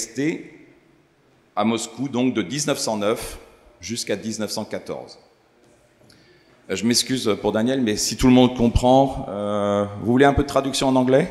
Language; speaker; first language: French; native; French